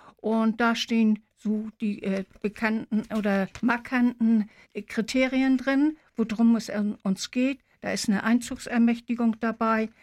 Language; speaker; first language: German; native; German